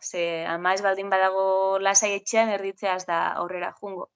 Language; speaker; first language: Basque; non-native, local second language; Spanish